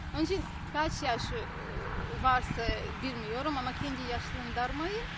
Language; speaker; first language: Turkish; non-native, learner; Russian